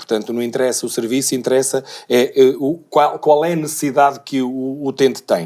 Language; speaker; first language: Portuguese; native; Portuguese